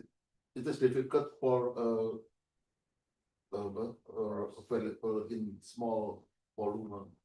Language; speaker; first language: English; non-native, learner; Indonesian